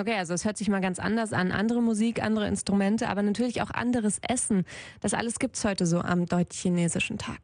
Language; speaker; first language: German; native; German